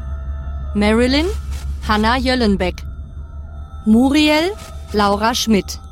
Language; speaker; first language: German; native; German